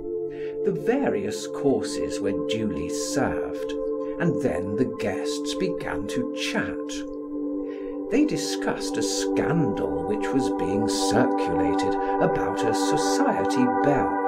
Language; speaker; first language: English; native; English